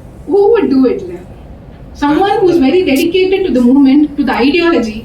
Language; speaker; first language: English; non-native, local second language; Tamil